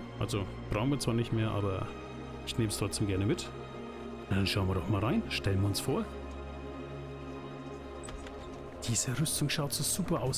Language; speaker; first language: German; native; German